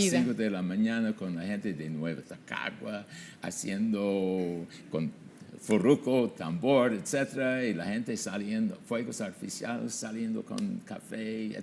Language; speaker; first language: Spanish; non-native, fluent; English